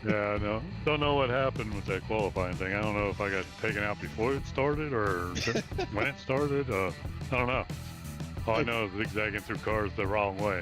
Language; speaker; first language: English; native; English